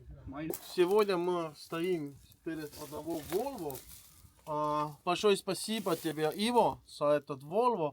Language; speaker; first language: Russian; non-native, learner; Estonian